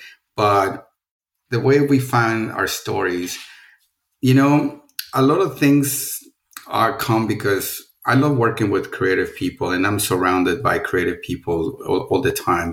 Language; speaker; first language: English; non-native, fluent; Spanish